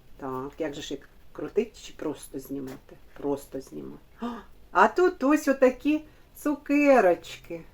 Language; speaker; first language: Ukrainian; non-native, local second language; Russian